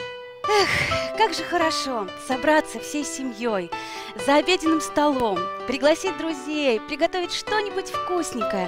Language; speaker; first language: Russian; native; Russian